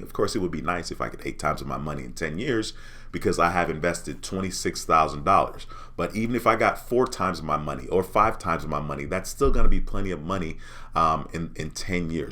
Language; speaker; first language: English; native; English